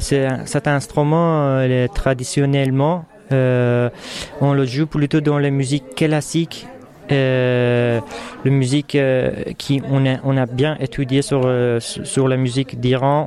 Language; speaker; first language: French; non-native, fluent; Persian